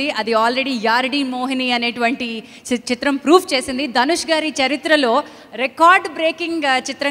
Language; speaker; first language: Telugu; native; Telugu